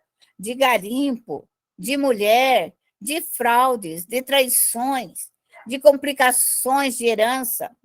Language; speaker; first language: Portuguese; native; Portuguese